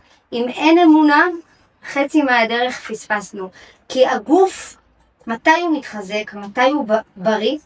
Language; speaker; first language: Hebrew; native; Hebrew